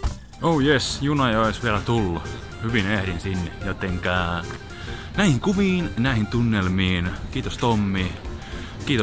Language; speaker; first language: Finnish; native; Finnish